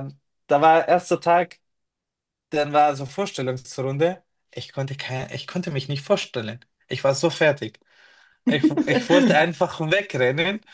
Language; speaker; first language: German; non-native, fluent; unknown